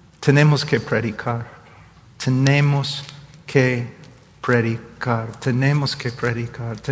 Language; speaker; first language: Spanish; non-native, fluent; English